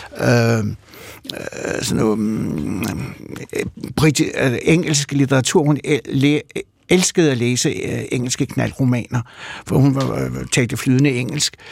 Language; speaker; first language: Danish; early bilingual, other home language; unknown